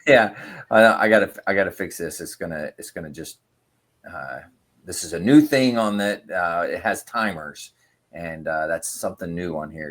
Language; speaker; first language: English; native; English